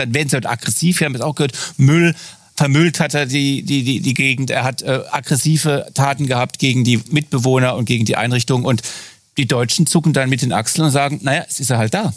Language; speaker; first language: German; native; German